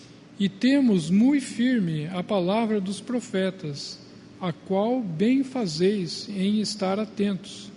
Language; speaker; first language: Portuguese; native; Portuguese